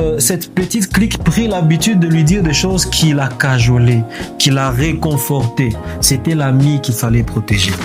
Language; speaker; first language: French; native; French